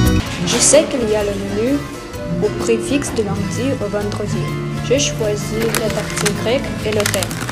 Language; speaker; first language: French; non-native, learner; Russian